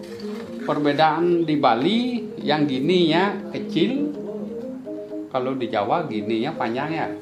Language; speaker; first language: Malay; non-native, local second language; Balinese